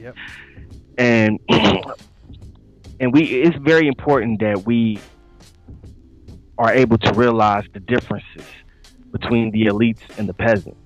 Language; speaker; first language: English; native; English